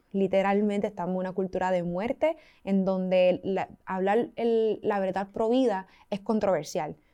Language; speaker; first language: Spanish; native; Spanish